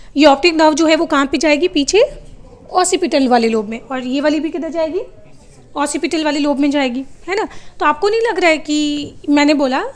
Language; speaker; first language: Hindi; native; Hindi